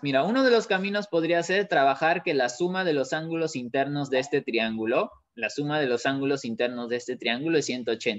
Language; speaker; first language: Spanish; native; Spanish